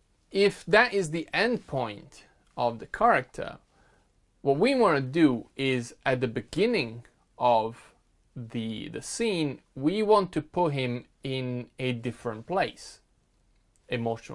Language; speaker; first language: English; non-native, fluent; Italian